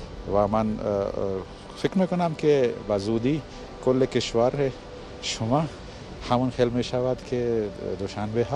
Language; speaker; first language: Persian; non-native, fluent; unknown